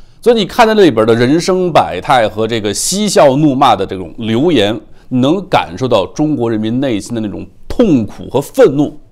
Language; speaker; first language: Chinese; native; Chinese